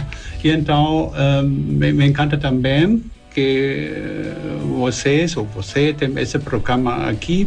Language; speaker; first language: Portuguese; non-native, learner; German